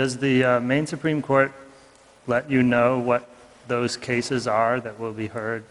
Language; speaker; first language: English; native; English